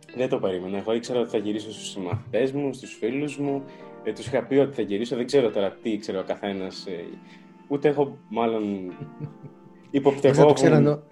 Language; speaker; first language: Greek; early bilingual, other home language; Ukrainian